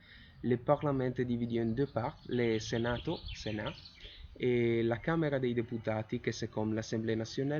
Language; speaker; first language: French; non-native, learner; Italian